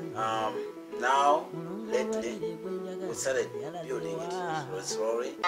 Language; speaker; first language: English; non-native, local second language; Ganda